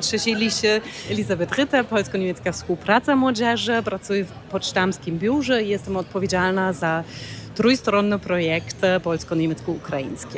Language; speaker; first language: Polish; non-native, fluent; German